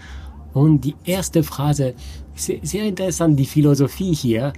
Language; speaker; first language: German; non-native, fluent; French